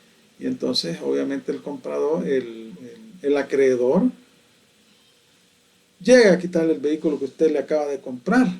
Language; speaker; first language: Spanish; native; Spanish